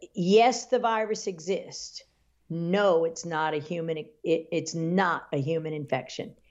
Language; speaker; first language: English; native; English